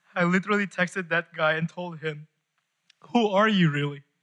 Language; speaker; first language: English; non-native, local second language; Filipino